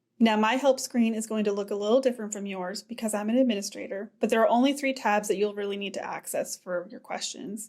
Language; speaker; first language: English; native; English